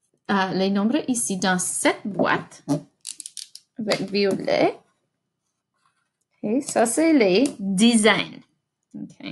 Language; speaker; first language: French; non-native, fluent; English